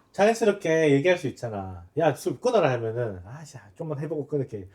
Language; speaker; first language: Korean; native; Korean